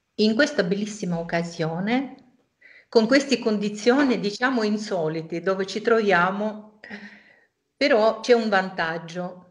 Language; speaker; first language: Italian; non-native, fluent; Russian